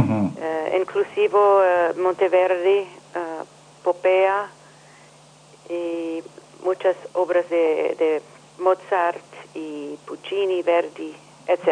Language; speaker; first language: Spanish; non-native, learner; English